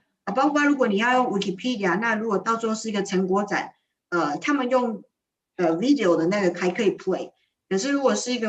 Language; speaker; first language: Chinese; native; Chinese